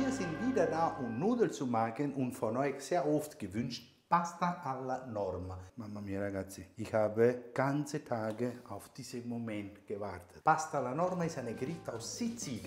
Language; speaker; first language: German; non-native, learner; Italian